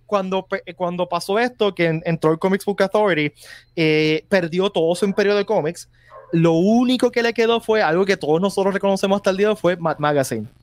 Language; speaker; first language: Spanish; native; Spanish